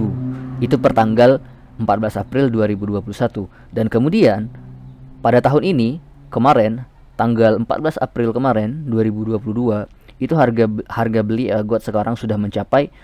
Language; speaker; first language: Indonesian; native; Indonesian